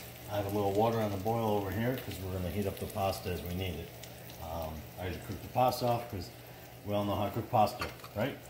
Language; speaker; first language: English; native; English